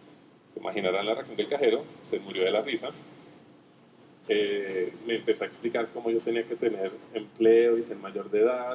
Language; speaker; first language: Spanish; native; Spanish